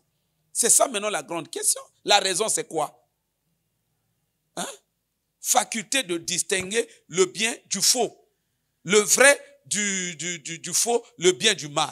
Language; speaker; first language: French; non-native, local second language; Lingala